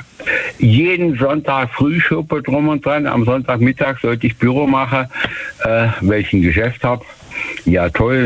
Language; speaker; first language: German; native; German